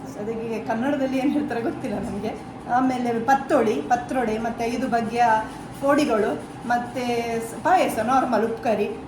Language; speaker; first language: Kannada; non-native, local second language; Konkani